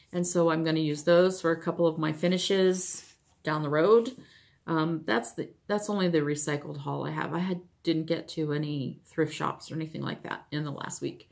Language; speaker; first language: English; native; English